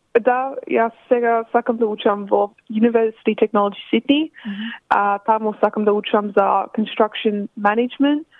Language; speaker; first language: Macedonian; early bilingual, heritage; Macedonian